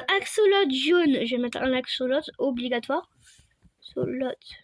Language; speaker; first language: French; native; French